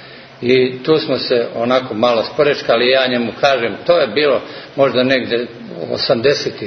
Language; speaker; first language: Serbian; native; Serbian